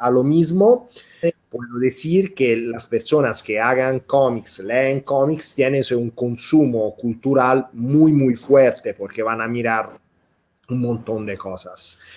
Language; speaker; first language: Spanish; non-native, fluent; Italian